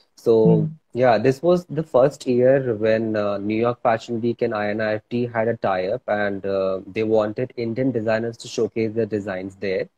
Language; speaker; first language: English; non-native, local second language; Hindi